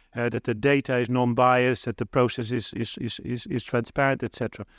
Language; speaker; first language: English; non-native, fluent; Dutch